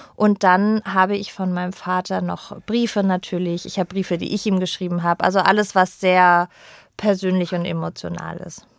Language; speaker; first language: German; native; German